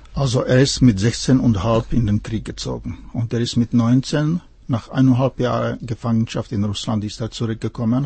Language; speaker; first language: German; non-native, fluent; Czech